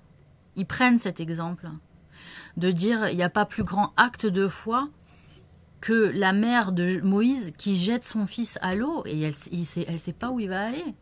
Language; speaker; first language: French; native; French